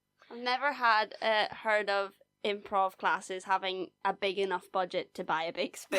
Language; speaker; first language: English; native; English